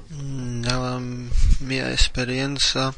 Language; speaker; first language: Italian; non-native, learner; English